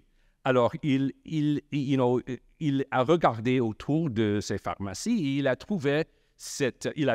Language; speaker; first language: French; non-native, local second language; English